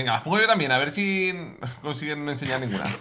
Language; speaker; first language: Spanish; native; Spanish